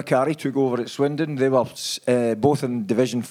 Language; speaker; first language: English; native; English